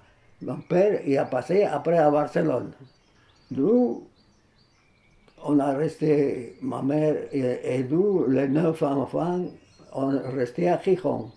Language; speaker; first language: French; non-native, fluent; Spanish